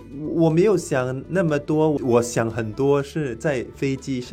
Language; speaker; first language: Chinese; non-native, learner; French